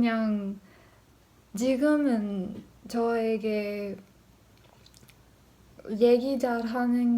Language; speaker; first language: Korean; non-native, learner; English